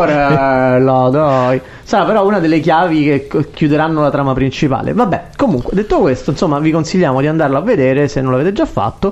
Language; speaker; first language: Italian; native; Italian